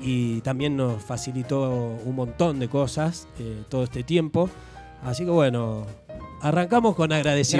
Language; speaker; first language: Spanish; native; Spanish